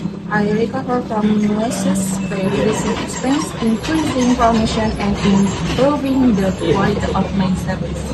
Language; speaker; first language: English; non-native, learner; Indonesian